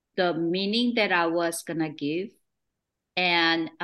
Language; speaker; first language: English; non-native, fluent; Korean